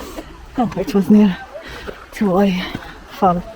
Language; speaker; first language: English; non-native, learner; Kurdish